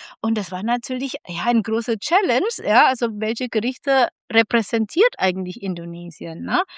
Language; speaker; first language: German; non-native, fluent; Indonesian